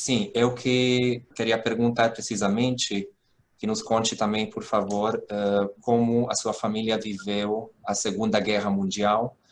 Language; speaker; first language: Portuguese; non-native, fluent; Hungarian